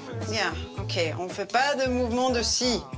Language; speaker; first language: French; native; French